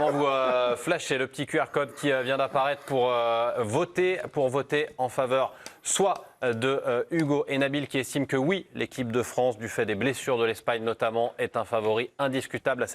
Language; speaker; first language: French; native; French